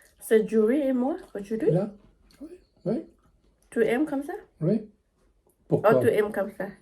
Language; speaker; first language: French; non-native, learner; Thai